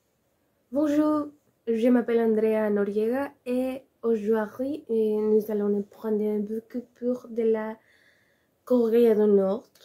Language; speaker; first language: French; non-native, learner; Spanish